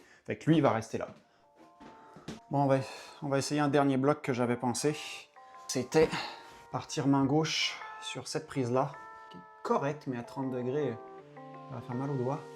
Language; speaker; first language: French; native; French